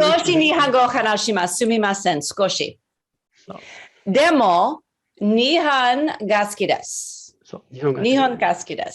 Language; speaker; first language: Japanese; non-native, learner; English